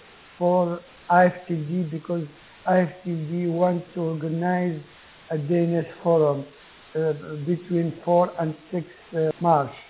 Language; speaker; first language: English; non-native, learner; Arabic